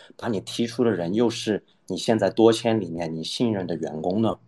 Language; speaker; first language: Chinese; non-native, fluent; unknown